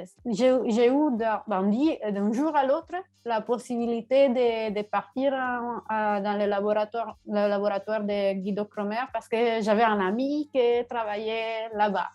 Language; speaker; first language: French; non-native, learner; Italian